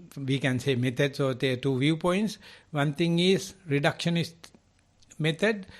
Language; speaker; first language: English; non-native, local second language; Sinhala